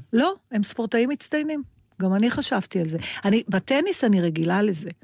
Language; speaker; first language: Hebrew; native; Hebrew